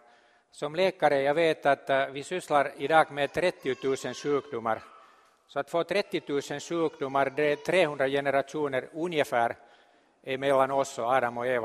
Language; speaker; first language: Swedish; non-native, local second language; Finnish